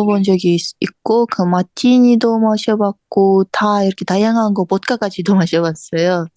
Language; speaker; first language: Korean; non-native, fluent; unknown